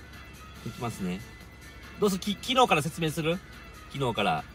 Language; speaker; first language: Japanese; native; Japanese